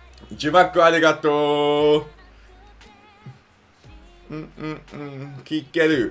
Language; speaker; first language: Japanese; non-native, learner; English